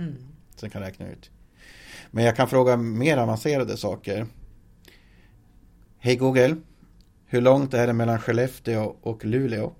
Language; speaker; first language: Swedish; native; Swedish